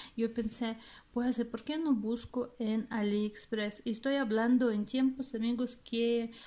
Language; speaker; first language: Spanish; non-native, fluent; Russian